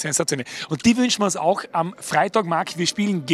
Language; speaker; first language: German; native; German